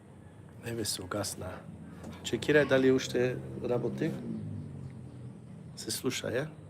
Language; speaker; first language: Macedonian; early bilingual, heritage; Macedonian